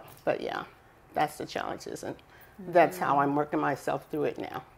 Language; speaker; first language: English; native; English